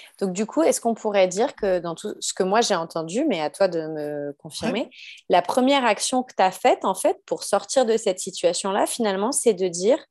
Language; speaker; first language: French; native; French